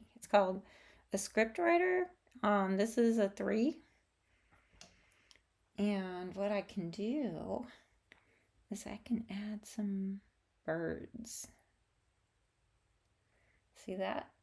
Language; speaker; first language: English; native; English